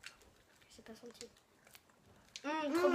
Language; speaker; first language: French; native; French